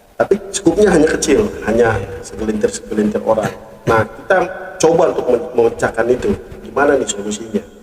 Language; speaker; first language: Indonesian; native; Indonesian